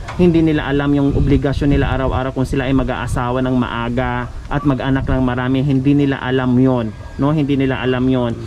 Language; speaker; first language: Filipino; native; Filipino